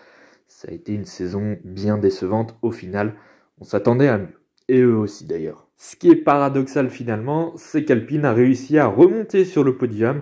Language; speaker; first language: French; native; French